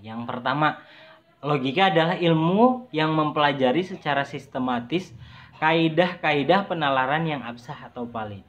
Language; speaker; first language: Indonesian; native; Indonesian